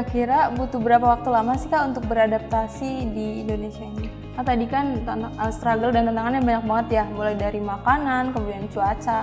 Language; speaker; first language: Indonesian; native; Indonesian